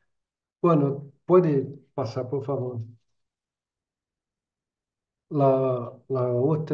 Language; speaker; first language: Spanish; non-native, fluent; Portuguese